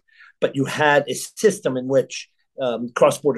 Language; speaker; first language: English; native; English